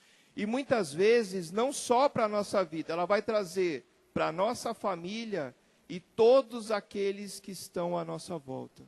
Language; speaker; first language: Portuguese; native; Portuguese